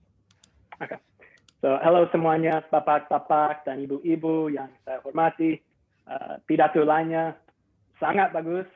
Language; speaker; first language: Indonesian; non-native, fluent; English